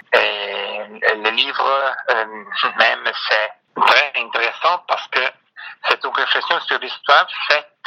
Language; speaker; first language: French; non-native, fluent; Italian